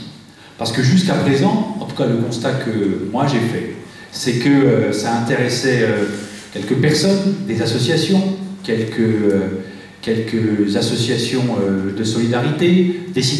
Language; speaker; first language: French; native; French